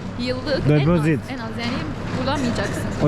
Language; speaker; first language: Turkish; non-native, fluent; Persian